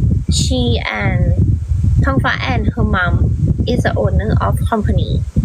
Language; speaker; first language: English; non-native, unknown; Thai